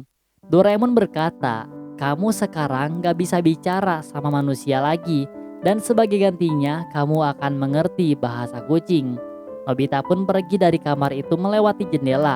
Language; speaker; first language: Indonesian; native; Indonesian